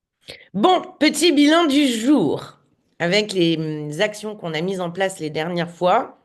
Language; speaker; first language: French; native; French